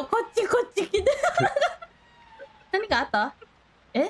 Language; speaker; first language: Japanese; non-native, learner; Thai